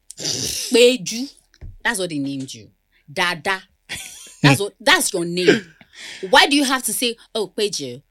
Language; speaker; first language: English; non-native, local second language; Yoruba